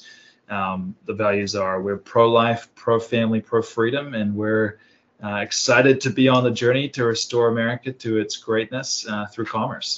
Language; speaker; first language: English; native; English